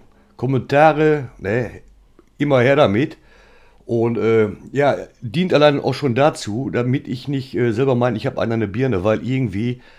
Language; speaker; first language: German; native; German